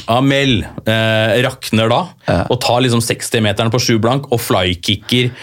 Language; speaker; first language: Norwegian; native; Norwegian